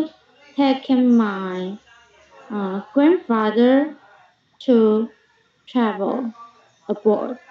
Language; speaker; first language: English; non-native, learner; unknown